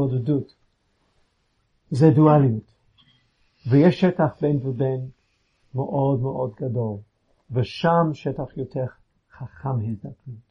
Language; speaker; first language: Hebrew; non-native, fluent; English